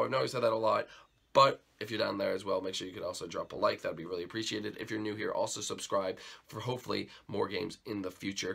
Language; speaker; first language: English; native; English